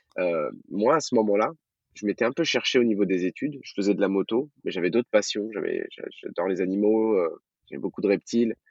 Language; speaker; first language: French; early bilingual, other home language; Arabic